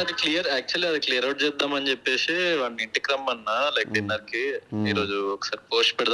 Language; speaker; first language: Telugu; native; Telugu